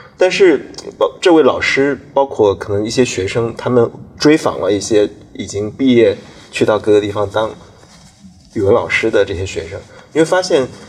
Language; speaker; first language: Chinese; native; Chinese